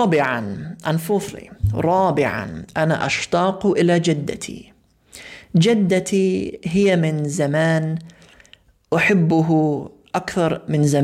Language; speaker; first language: Arabic; non-native, fluent; English